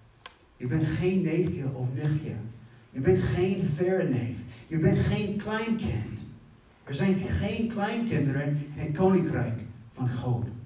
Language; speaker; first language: Dutch; non-native, fluent; English